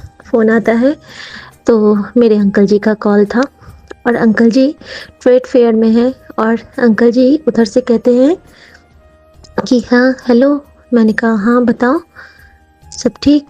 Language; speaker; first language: Hindi; native; Hindi